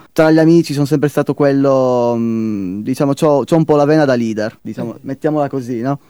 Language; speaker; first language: Italian; native; Italian